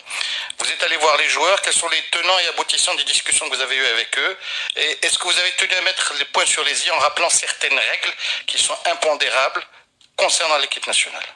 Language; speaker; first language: French; non-native, local second language; Arabic